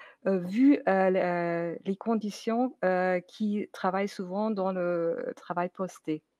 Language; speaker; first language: French; non-native, fluent; German